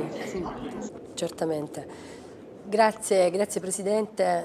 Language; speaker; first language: Italian; native; Italian